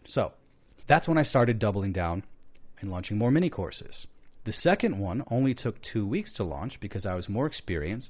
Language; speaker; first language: English; native; English